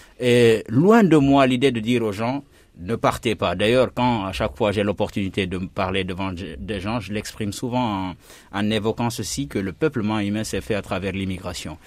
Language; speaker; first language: French; non-native, local second language; Fula